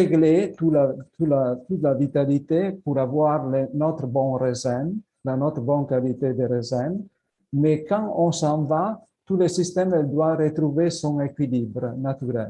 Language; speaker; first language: French; non-native, fluent; Italian